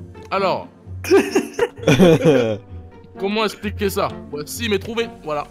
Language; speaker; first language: French; native; French